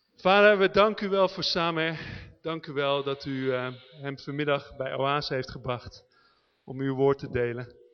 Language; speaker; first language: Dutch; native; Dutch